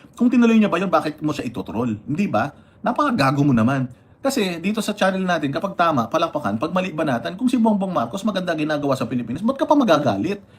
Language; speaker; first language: Filipino; non-native, local second language; Iloko